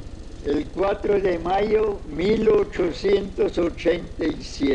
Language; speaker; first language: Spanish; non-native, fluent; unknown